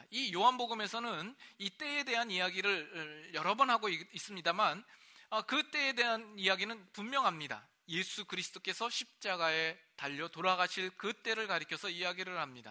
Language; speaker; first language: Korean; native; Korean